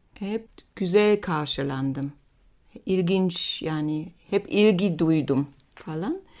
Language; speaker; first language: Turkish; non-native, fluent; German